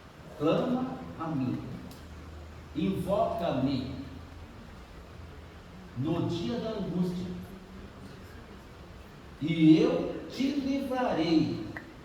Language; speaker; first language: Portuguese; native; Portuguese